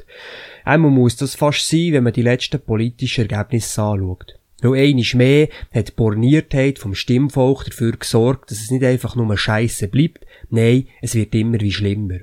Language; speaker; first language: German; native; German